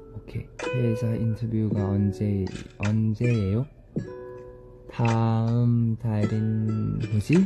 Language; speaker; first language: Korean; non-native, fluent; Chinese